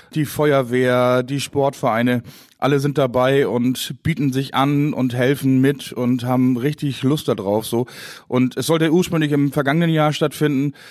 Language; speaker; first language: German; non-native, local second language; Low German